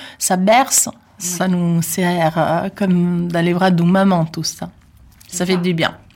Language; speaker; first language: French; non-native, fluent; Italian